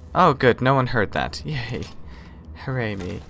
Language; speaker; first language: English; native; English